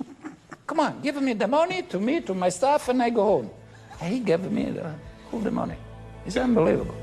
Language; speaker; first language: English; non-native, fluent; Italian